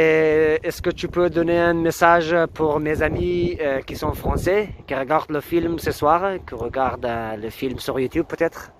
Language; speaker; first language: French; non-native, fluent; Persian